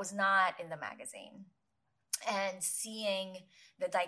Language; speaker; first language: English; non-native, local second language; Filipino